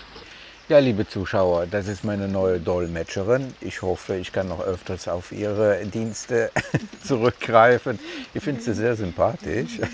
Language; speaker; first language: German; native; German